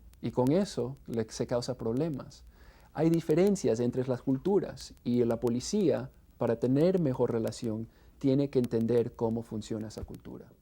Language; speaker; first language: Spanish; non-native, fluent; English